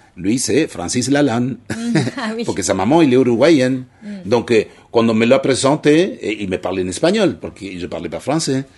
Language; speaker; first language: French; non-native, fluent; Spanish